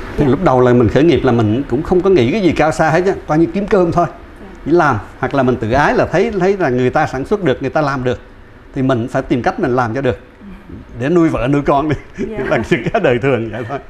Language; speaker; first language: Vietnamese; native; Vietnamese